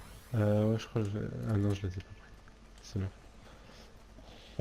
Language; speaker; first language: French; native; French